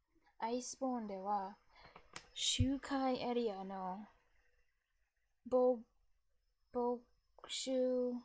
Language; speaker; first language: Japanese; non-native, learner; English